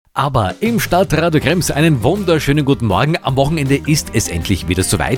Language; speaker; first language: German; native; German